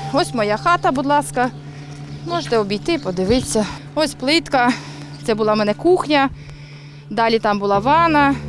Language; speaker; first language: Ukrainian; native; Ukrainian